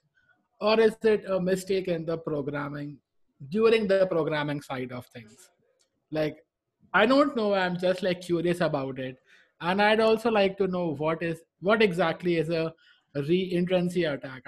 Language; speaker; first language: English; non-native, local second language; Hindi